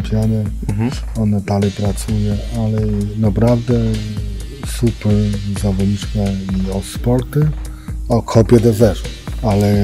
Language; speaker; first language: Polish; non-native, learner; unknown